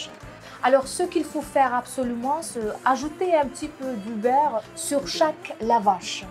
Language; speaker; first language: French; non-native, fluent; Azerbaijani